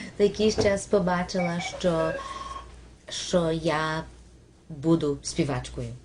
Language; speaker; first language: Ukrainian; early bilingual, heritage; Ukrainian